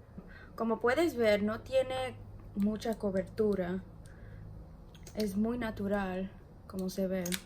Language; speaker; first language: Spanish; early bilingual, heritage; English